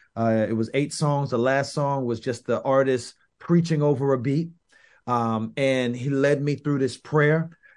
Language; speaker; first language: English; native; English